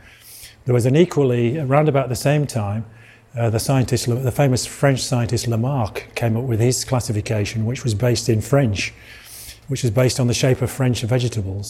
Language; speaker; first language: English; native; English